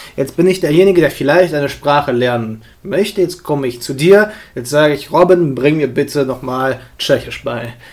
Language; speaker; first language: German; early bilingual, other home language; Russian